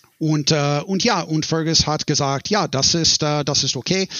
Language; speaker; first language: German; non-native, learner; English